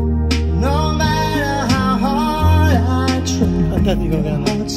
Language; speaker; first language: Spanish; native; Spanish